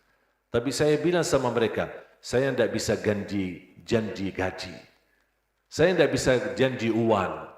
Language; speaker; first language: Indonesian; non-native, fluent; Arabic